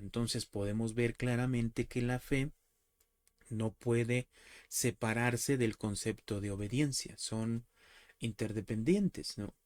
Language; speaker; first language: Spanish; native; Spanish